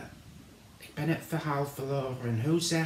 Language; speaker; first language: Dutch; non-native, learner; English